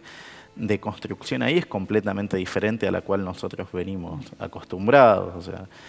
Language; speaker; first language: Spanish; native; Spanish